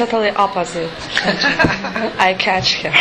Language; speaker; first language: English; non-native, learner; Japanese